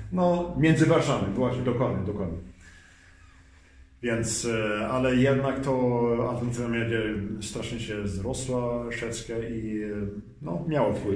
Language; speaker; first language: Polish; early bilingual, heritage; Swedish